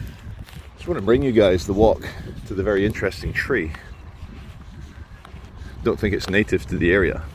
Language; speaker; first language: English; native; English